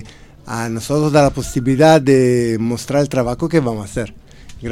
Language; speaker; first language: Spanish; non-native, fluent; Italian